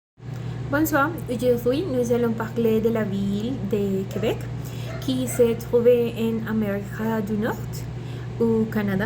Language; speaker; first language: French; non-native, learner; Spanish